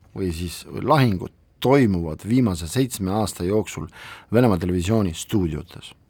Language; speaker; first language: Estonian; non-native, local second language; Russian